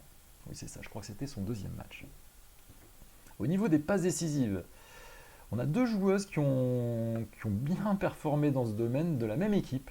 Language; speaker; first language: French; native; French